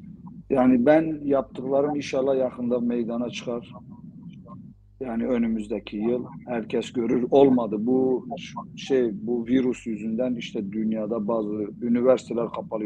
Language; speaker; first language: Turkish; non-native, local second language; Zaza